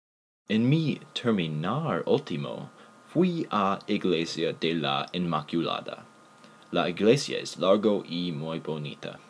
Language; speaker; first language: Spanish; non-native, learner; English